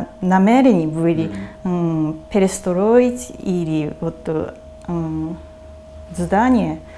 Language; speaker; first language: Russian; non-native, fluent; Japanese